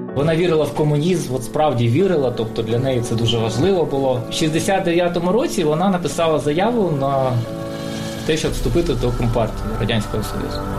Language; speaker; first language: Ukrainian; non-native, local second language; Russian